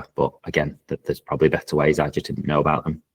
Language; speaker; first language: English; native; English